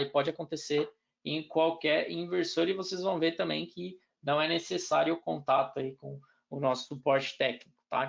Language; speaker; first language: Portuguese; native; Portuguese